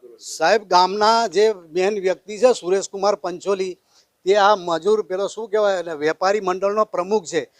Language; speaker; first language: Gujarati; native; Gujarati